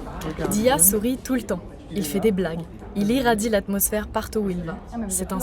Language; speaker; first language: French; native; French